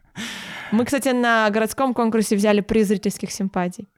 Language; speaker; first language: Russian; native; Russian